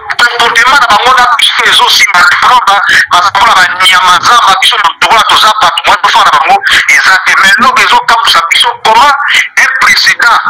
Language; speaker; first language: Lingala; non-native, local second language; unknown